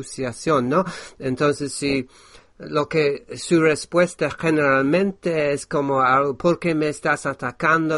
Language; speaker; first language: Spanish; non-native, fluent; English